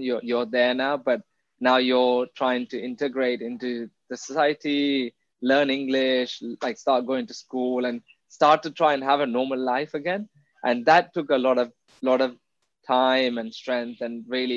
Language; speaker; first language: English; non-native, local second language; Tamil